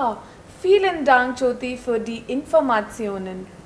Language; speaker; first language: German; non-native, fluent; Hindi